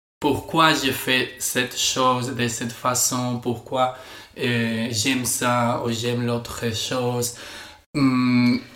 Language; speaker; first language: French; non-native, learner; Spanish